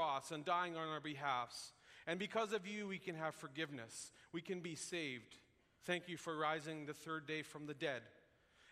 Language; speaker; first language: English; native; English